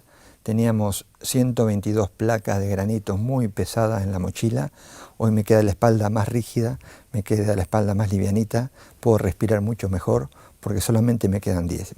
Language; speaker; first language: Spanish; native; Spanish